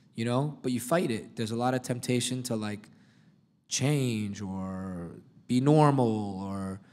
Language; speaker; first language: English; native; English